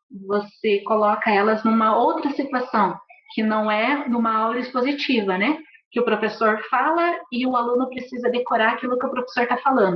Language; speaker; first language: Portuguese; native; Portuguese